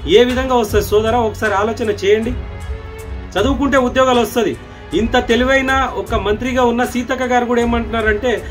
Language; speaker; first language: Telugu; non-native, local second language; Lambadi